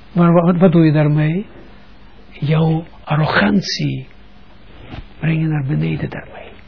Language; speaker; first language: Dutch; non-native, fluent; Russian